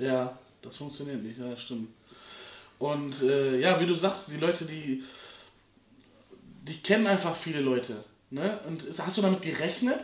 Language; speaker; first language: German; native; German